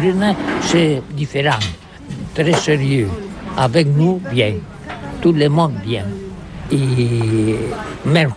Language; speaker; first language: French; non-native, learner; Catalan